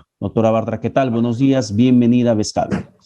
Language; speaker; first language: Spanish; native; Spanish